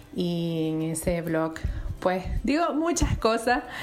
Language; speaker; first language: Spanish; native; Spanish